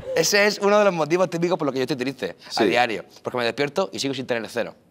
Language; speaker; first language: Spanish; native; Spanish